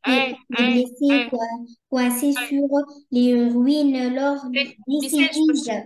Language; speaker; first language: French; non-native, learner; Arabic